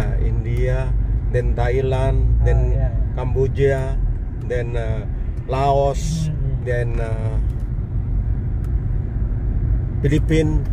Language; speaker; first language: English; non-native, learner; Indonesian